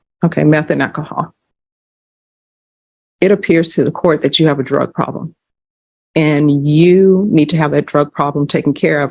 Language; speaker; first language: English; native; English